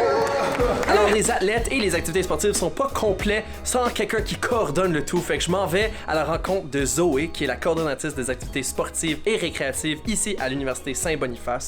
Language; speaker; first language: French; native; French